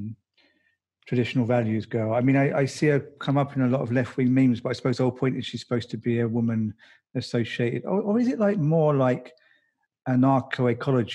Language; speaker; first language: English; native; English